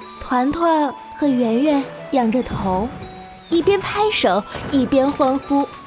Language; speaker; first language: Chinese; native; Chinese